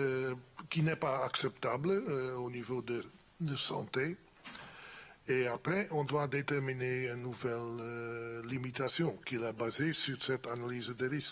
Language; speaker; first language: French; non-native, fluent; Dutch